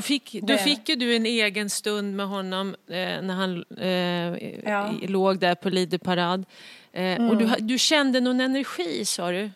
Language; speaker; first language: Swedish; native; Swedish